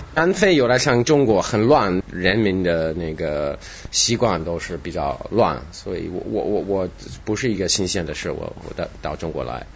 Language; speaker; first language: Chinese; non-native, fluent; English